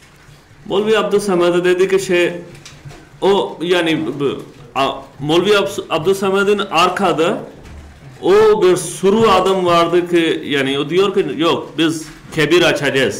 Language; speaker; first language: Turkish; non-native, learner; Urdu